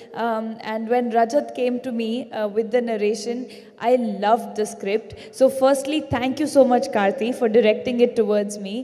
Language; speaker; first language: Telugu; non-native, fluent; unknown